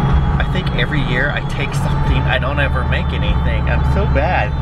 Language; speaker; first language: English; native; English